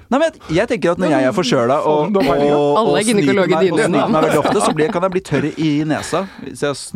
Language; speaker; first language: Norwegian; native; Norwegian